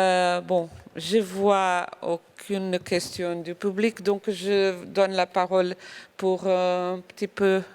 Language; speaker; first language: French; non-native, fluent; Portuguese